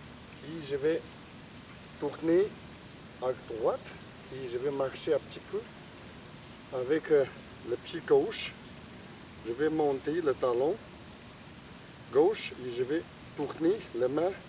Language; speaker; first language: French; non-native, learner; Chinese